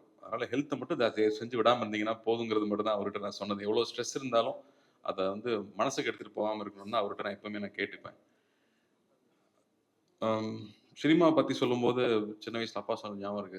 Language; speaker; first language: Tamil; native; Tamil